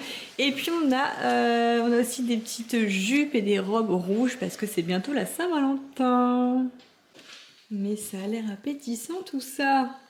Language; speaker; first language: French; native; French